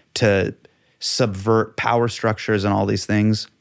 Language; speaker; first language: English; native; English